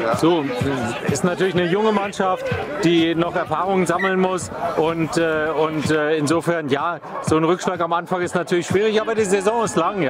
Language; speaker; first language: German; native; German